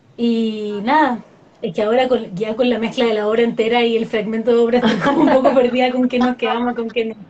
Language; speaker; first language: Spanish; native; Spanish